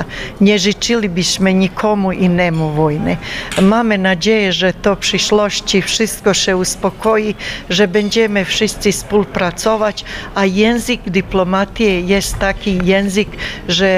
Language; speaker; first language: Polish; non-native, fluent; Bosnian